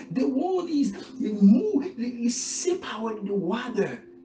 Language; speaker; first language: English; non-native, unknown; Haitian Creole